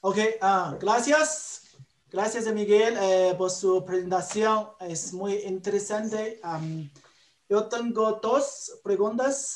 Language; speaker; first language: Spanish; non-native, learner; Chinese